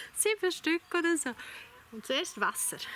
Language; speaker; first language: German; non-native, learner; Swedish